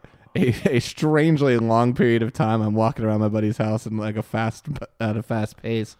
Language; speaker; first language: English; native; English